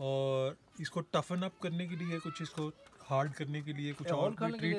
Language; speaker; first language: Hindi; native; Hindi